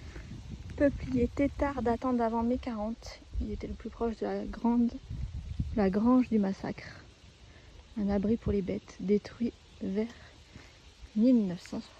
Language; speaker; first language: French; native; French